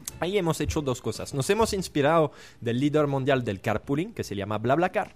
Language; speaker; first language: Spanish; non-native, fluent; French